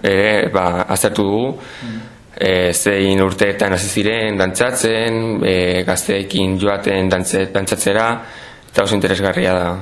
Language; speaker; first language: Basque; non-native, local second language; Spanish